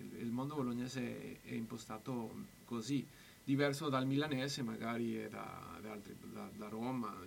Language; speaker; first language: Italian; non-native, fluent; Spanish